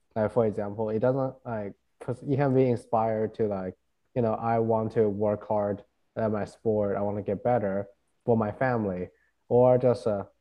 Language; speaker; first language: English; non-native, fluent; Chinese